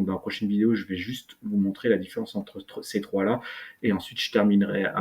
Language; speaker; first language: French; native; French